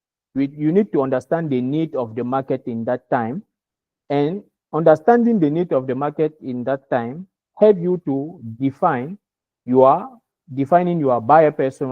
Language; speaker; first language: English; non-native, learner; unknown